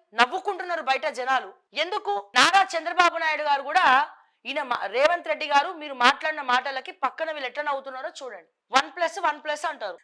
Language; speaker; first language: Telugu; native; Telugu